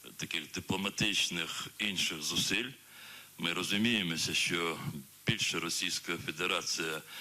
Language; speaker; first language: Ukrainian; non-native, local second language; Crimean Tatar